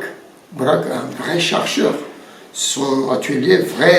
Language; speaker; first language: French; non-native, fluent; Turkish